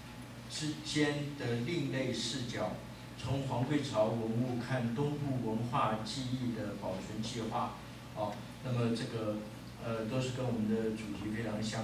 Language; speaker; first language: Chinese; native; Chinese